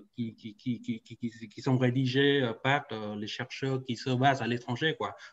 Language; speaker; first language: French; non-native, fluent; Vietnamese